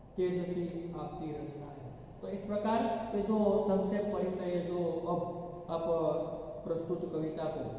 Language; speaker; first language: Hindi; non-native, local second language; Gujarati